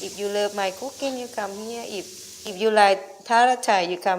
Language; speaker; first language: English; non-native, learner; Thai